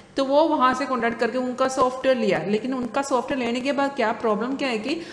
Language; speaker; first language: Hindi; non-native, local second language; Malayalam